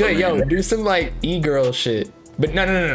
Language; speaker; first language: English; native; English